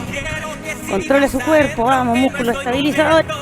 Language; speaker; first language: Spanish; native; Spanish